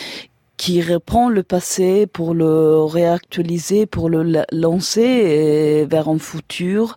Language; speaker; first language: French; non-native, fluent; German